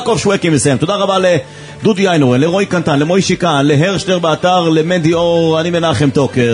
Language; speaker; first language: Hebrew; native; Hebrew